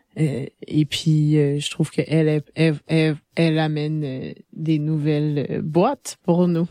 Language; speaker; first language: French; native; French